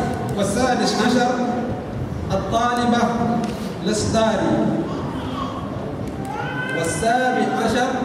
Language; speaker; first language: Arabic; non-native, fluent; Indonesian